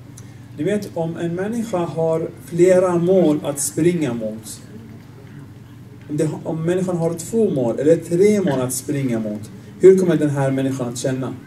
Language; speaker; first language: Swedish; non-native, fluent; Arabic